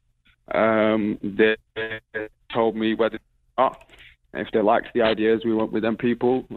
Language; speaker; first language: English; native; English